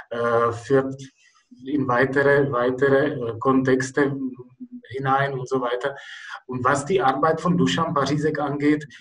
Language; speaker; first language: German; non-native, fluent; Czech